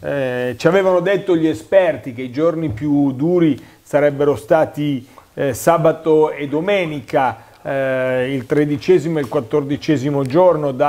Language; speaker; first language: Italian; native; Italian